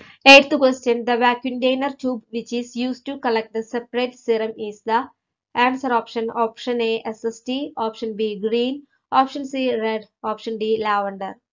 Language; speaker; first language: English; non-native, local second language; Malayalam